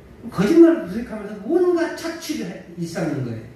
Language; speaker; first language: Korean; native; Korean